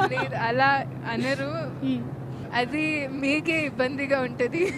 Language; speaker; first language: Telugu; non-native, fluent; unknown